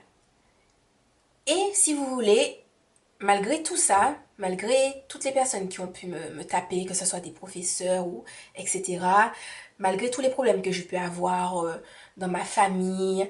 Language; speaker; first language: French; native; French